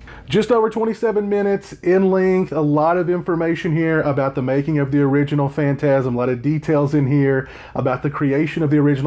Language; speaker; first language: English; native; English